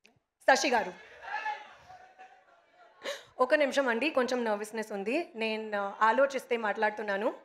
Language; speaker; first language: Telugu; non-native, local second language; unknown